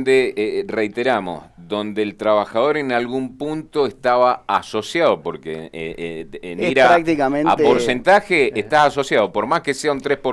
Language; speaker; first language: Spanish; native; Spanish